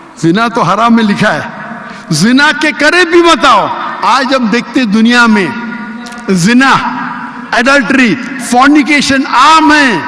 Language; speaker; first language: Urdu; non-native, local second language; Konkani